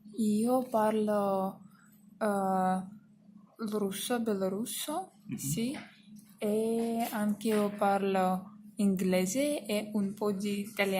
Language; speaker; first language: Italian; non-native, learner; Russian